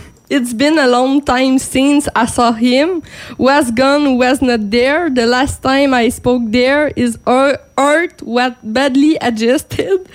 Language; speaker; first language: English; non-native, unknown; French